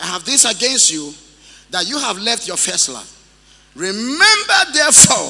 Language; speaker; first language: English; non-native, local second language; Ewe